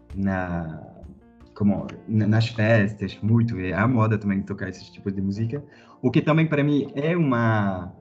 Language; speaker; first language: Portuguese; non-native, fluent; French